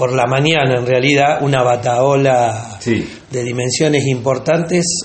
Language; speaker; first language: Spanish; native; Spanish